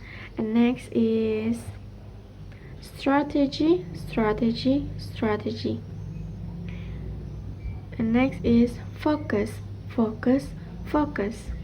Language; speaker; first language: English; non-native, learner; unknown